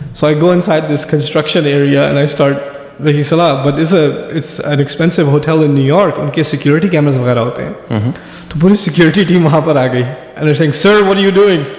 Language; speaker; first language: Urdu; early bilingual, other home language; German